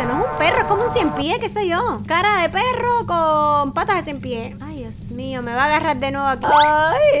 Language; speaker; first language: Spanish; native; Spanish